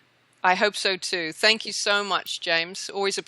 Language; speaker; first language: English; native; English